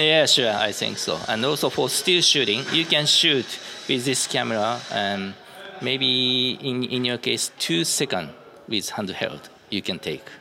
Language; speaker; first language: English; non-native, learner; Japanese